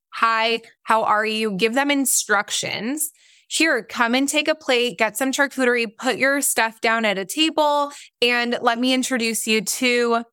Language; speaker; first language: English; native; English